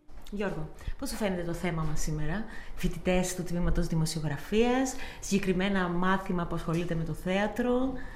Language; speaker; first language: Greek; native; Greek